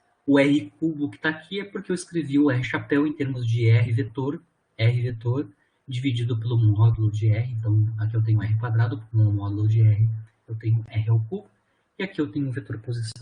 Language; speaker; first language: Portuguese; native; Portuguese